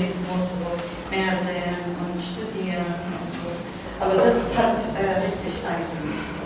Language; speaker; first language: German; non-native, learner; Persian